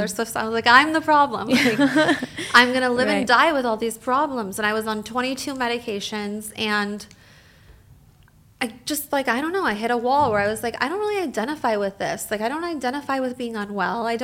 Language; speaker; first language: English; native; English